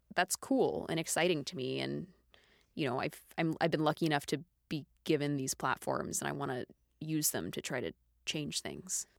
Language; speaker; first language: English; native; English